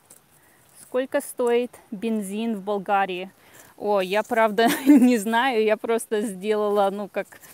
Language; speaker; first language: Russian; early bilingual, heritage; Russian